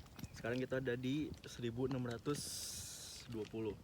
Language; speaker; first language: Indonesian; native; Indonesian